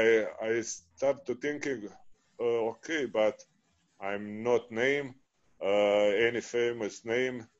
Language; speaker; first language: English; non-native, fluent; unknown